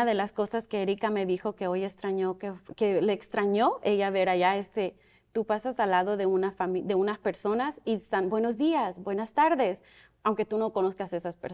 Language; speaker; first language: Spanish; early bilingual, other home language; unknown